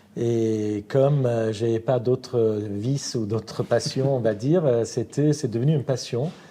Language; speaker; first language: French; non-native, fluent; Armenian